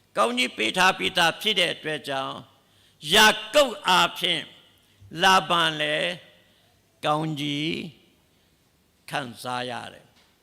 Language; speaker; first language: Burmese; non-native, local second language; S'gaw Karen